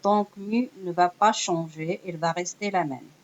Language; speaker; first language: French; non-native, local second language; Arabic